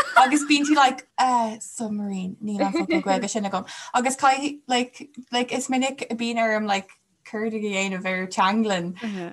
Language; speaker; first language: Irish; non-native, local second language; English